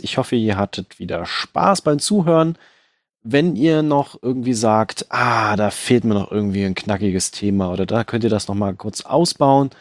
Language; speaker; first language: German; native; German